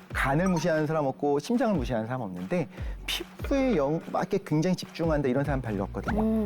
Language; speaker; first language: Korean; native; Korean